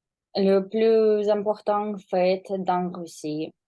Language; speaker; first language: French; non-native, learner; Russian